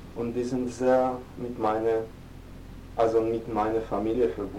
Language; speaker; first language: German; non-native, fluent; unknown